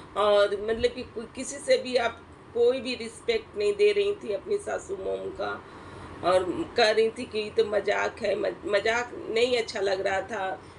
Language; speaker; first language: Hindi; native; Hindi